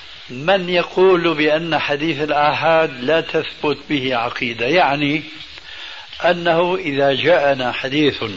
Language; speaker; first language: Arabic; early bilingual, other home language; Albanian